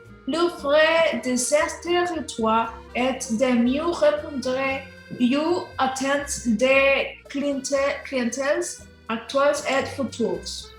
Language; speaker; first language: French; non-native, learner; Spanish